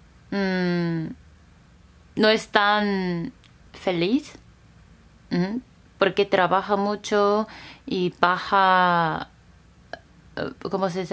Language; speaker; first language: Spanish; non-native, learner; Korean